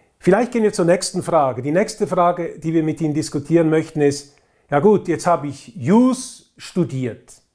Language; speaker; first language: German; native; German